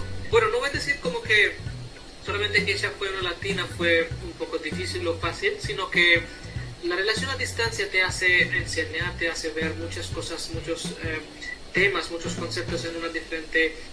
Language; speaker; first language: Spanish; non-native, fluent; Hindi